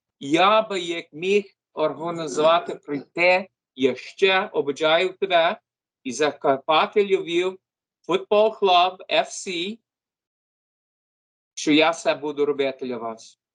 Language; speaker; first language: Ukrainian; early bilingual, heritage; English